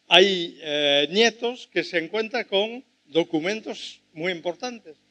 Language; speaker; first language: Spanish; non-native, fluent; French